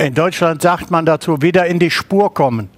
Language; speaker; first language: German; native; German